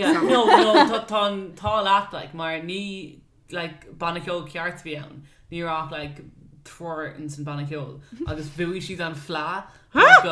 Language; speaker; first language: Irish; non-native, local second language; English